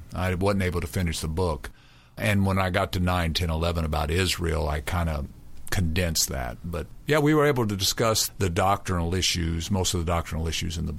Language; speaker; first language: English; native; English